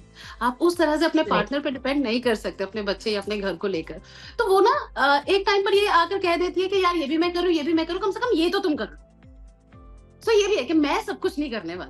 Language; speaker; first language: Hindi; native; Hindi